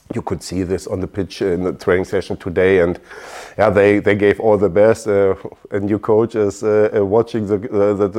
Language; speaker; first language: English; non-native, fluent; German